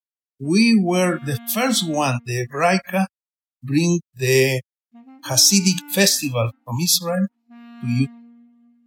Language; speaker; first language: English; non-native, fluent; Spanish